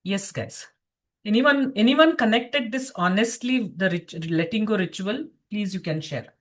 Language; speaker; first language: English; non-native, local second language; Kannada